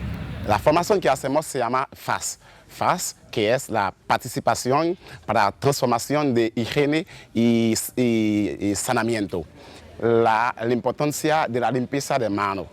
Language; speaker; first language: Spanish; non-native, learner; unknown